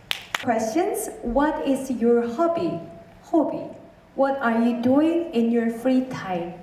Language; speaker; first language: English; non-native, learner; Korean